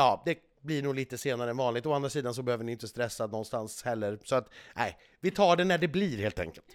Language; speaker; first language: Swedish; native; Swedish